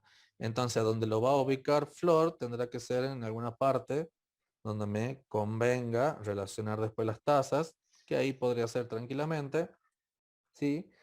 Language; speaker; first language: Spanish; native; Spanish